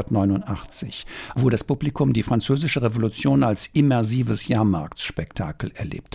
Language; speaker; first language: German; native; German